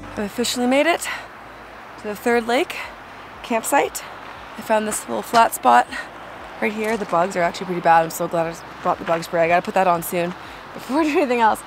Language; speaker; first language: English; native; English